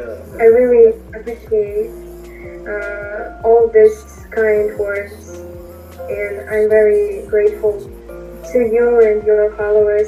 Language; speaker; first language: English; non-native, learner; Russian